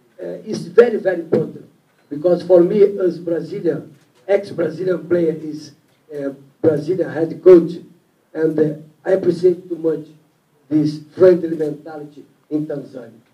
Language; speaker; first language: English; non-native, learner; Portuguese